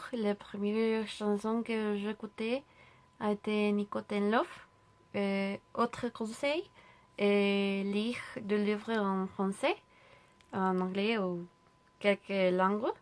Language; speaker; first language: French; non-native, learner; Spanish